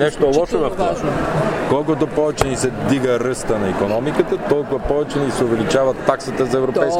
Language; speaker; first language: Bulgarian; native; Bulgarian